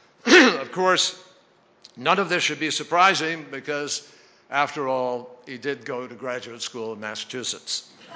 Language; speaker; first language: English; native; English